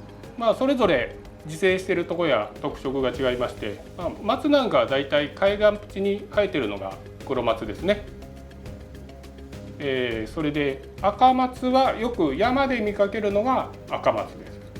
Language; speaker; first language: Japanese; native; Japanese